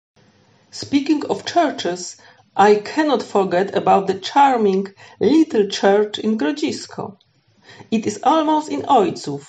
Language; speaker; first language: English; non-native, fluent; Polish